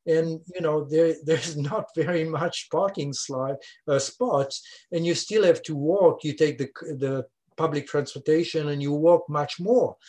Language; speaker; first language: English; non-native, fluent; French